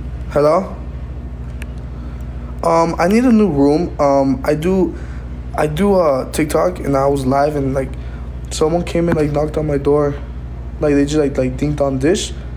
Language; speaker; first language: English; early bilingual, other home language; Spanish